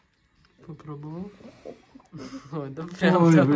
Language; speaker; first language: Russian; native; Russian